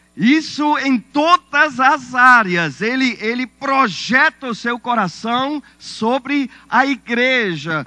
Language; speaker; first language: Portuguese; non-native, fluent; German